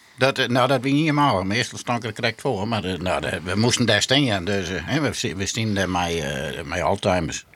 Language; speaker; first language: Dutch; non-native, local second language; Western Frisian